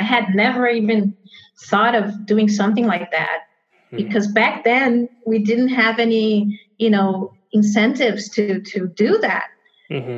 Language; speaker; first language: English; non-native, fluent; Portuguese